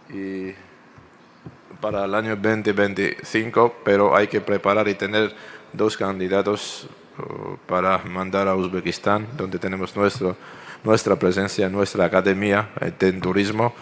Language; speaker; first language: Spanish; non-native, fluent; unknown